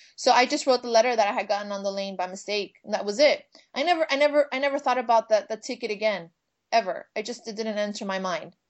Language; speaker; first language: English; native; English